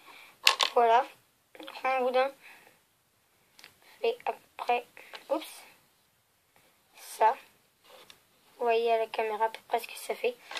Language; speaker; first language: French; native; French